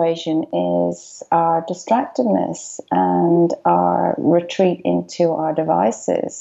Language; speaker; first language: English; native; English